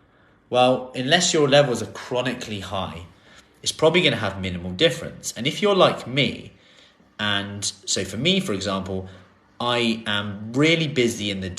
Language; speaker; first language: English; native; English